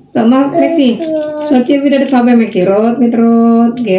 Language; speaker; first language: German; non-native, learner; Indonesian